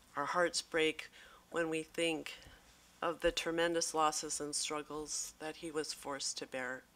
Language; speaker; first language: English; native; English